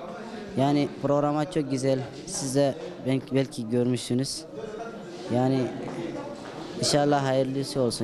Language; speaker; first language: Turkish; non-native, fluent; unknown